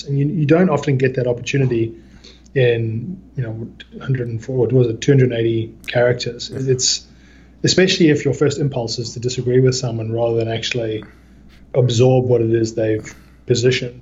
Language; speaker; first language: English; native; English